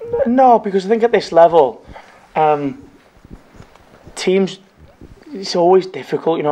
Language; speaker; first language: English; native; English